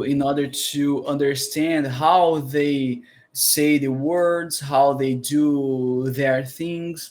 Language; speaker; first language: English; non-native, learner; Portuguese